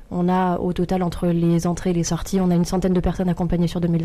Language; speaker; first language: French; native; French